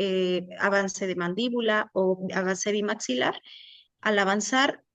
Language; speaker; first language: Spanish; native; Spanish